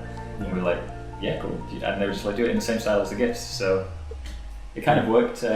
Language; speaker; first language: English; native; English